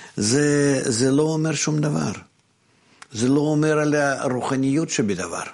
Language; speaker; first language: Hebrew; non-native, fluent; Russian